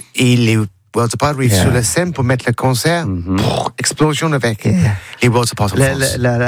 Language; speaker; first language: French; non-native, learner; English